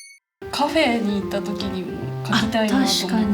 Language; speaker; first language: Japanese; native; Japanese